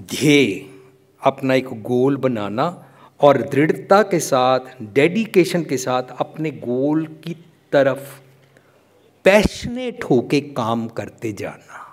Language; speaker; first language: Hindi; non-native, local second language; Punjabi